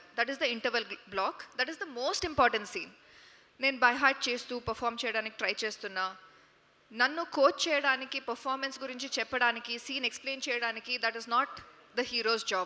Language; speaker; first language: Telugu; non-native, fluent; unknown